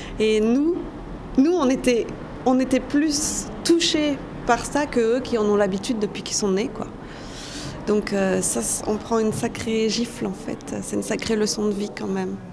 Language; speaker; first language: French; native; French